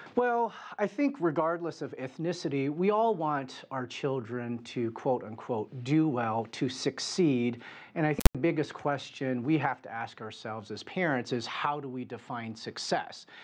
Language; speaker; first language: English; native; English